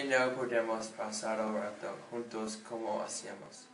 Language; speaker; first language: Spanish; non-native, learner; English